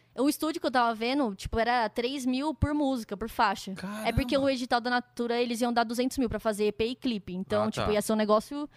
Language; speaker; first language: Portuguese; native; Portuguese